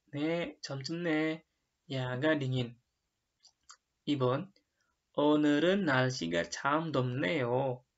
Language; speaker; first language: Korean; non-native, fluent; Indonesian